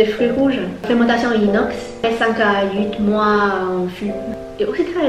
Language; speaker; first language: French; non-native, fluent; Chinese